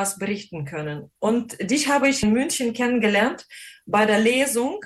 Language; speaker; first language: German; non-native, fluent; Russian